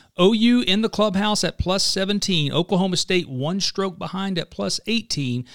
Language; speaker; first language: English; native; English